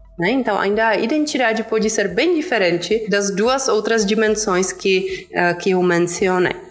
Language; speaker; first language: Portuguese; non-native, fluent; Czech